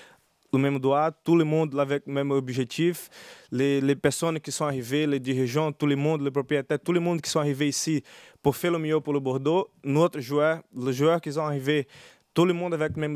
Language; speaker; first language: French; non-native, learner; Portuguese